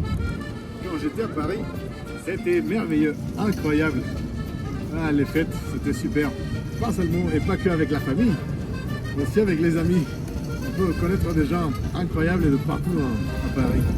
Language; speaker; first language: French; non-native, fluent; Spanish